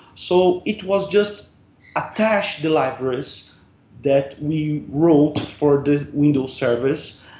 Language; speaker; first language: English; non-native, fluent; Portuguese